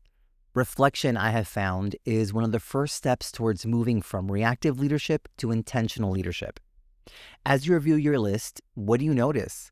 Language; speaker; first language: English; native; English